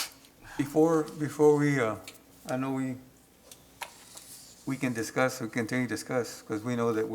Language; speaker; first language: English; native; English